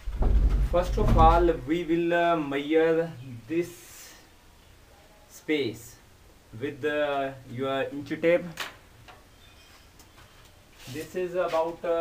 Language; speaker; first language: English; non-native, local second language; Hindi